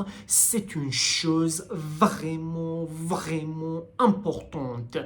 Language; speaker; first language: French; non-native, learner; Persian